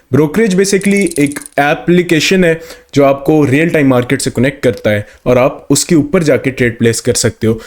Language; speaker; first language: Urdu; non-native, local second language; Punjabi